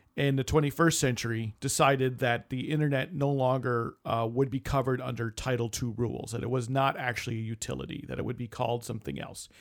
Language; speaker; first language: English; native; English